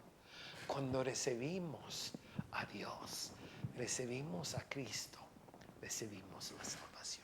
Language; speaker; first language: Spanish; non-native, fluent; English